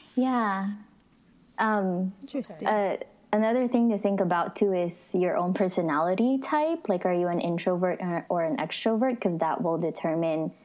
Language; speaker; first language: English; non-native, local second language; Filipino